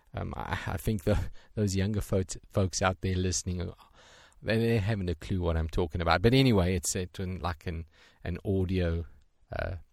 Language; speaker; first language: English; native; English